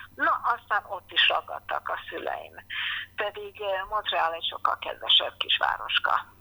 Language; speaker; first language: Hungarian; early bilingual, heritage; Hungarian